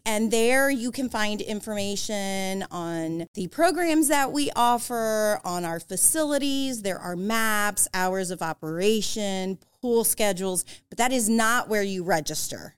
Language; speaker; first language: English; native; English